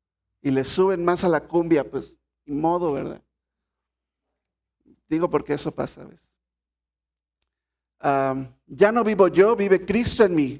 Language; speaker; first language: Spanish; native; Spanish